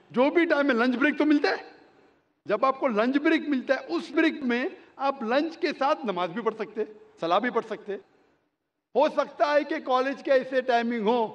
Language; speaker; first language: Hindi; non-native, local second language; Konkani